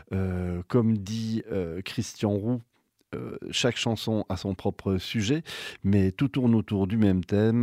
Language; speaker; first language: French; native; French